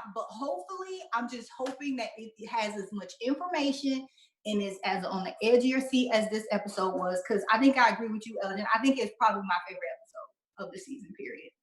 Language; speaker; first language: English; native; English